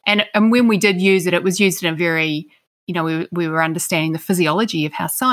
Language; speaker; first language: English; native; English